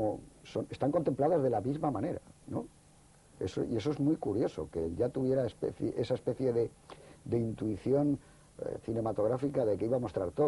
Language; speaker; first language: Spanish; native; Spanish